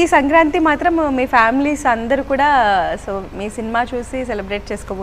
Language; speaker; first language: Telugu; native; Telugu